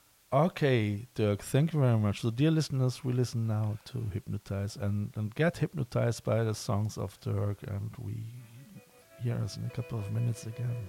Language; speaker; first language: English; non-native, fluent; German